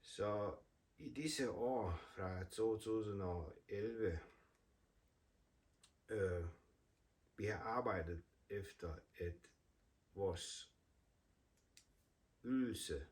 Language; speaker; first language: Danish; non-native, fluent; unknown